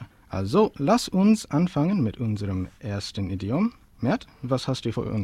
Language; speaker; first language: German; non-native, learner; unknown